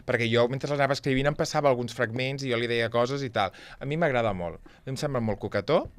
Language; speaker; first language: Catalan; native; Catalan